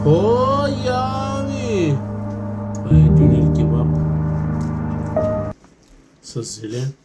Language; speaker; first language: Bulgarian; non-native, local second language; Romanian